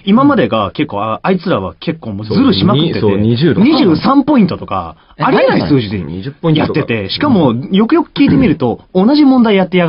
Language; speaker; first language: Japanese; native; Japanese